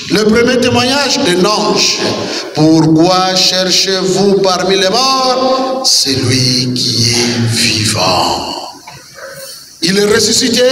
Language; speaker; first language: French; non-native, local second language; Kituba (Democratic Republic of Congo)